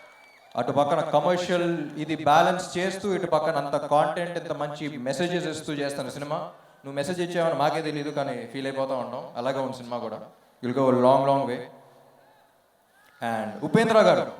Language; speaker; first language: Telugu; native; Telugu